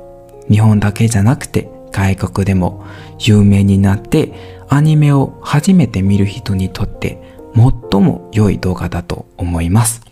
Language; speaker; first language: Japanese; non-native, learner; Burmese